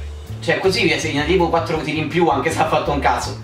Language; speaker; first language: Italian; native; Italian